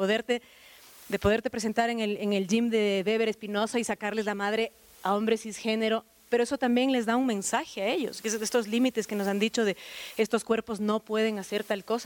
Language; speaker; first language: Spanish; native; Spanish